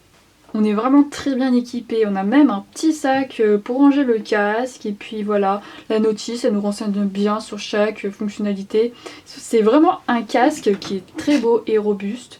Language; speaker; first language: French; native; French